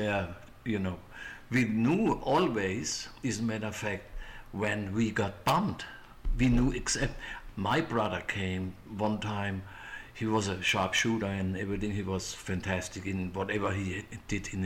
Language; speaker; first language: English; non-native, fluent; German